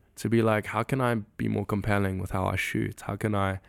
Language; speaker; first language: English; native; English